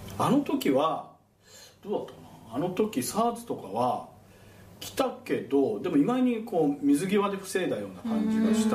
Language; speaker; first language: Japanese; native; Japanese